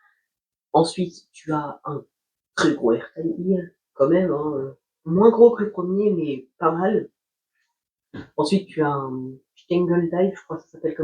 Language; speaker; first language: French; native; French